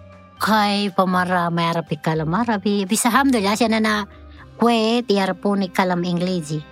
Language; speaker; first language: Arabic; non-native, learner; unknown